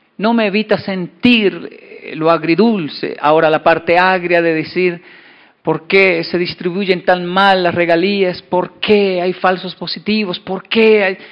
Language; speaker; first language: Spanish; native; Spanish